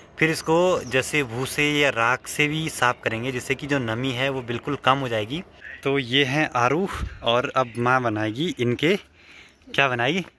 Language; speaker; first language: Hindi; native; Hindi